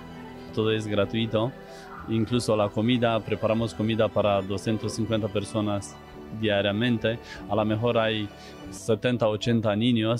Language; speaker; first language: Spanish; non-native, fluent; Romanian